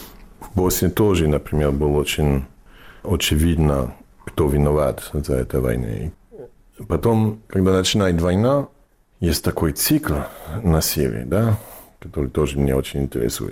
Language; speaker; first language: Russian; non-native, fluent; English